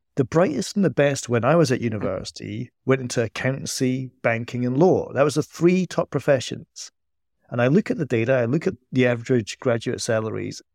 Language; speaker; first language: English; native; English